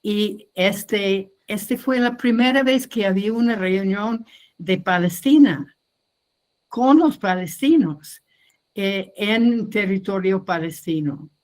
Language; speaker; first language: Spanish; non-native, fluent; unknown